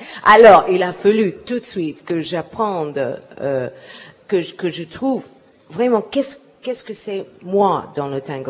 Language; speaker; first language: French; non-native, learner; English